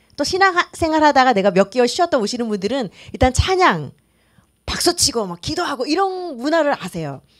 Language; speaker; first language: Korean; native; Korean